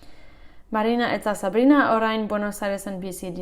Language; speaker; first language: Basque; non-native, learner; English